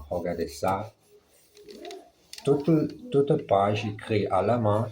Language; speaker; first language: French; non-native, learner; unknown